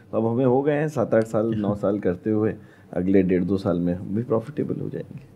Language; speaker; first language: Hindi; native; Hindi